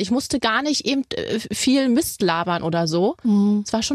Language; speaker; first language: German; native; German